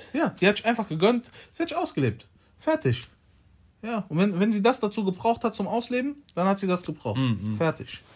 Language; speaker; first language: German; early bilingual, other home language; Polish